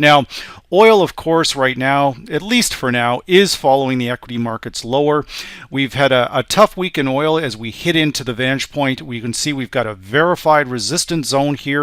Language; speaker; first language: English; native; English